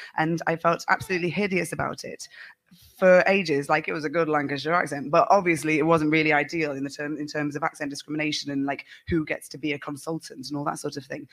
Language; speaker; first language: English; native; English